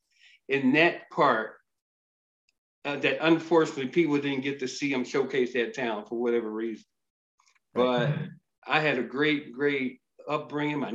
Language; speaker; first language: English; native; English